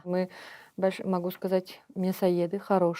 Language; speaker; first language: Russian; non-native, local second language; Kyrgyz